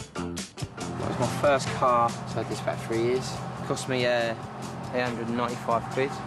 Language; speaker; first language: English; native; English